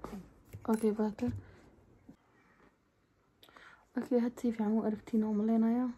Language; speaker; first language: German; non-native, learner; Somali